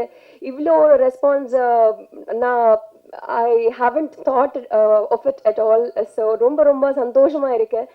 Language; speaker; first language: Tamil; non-native, learner; Telugu